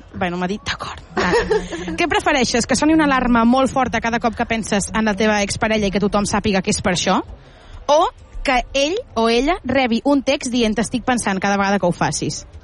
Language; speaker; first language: Catalan; native; Catalan